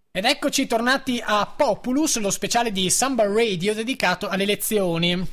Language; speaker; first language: Italian; native; Italian